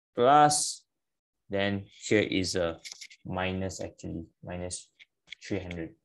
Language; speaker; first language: English; non-native, local second language; Malay